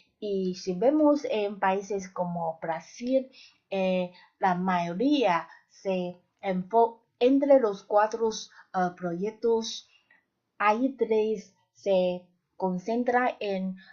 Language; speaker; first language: Spanish; non-native, fluent; Chinese